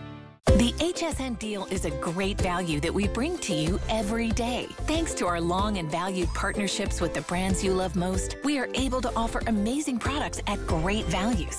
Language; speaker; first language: English; native; English